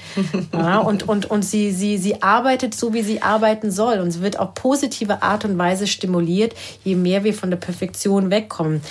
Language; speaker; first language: German; early bilingual, other home language; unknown